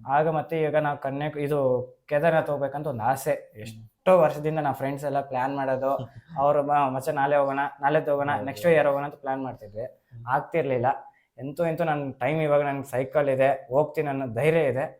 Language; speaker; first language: Kannada; native; Kannada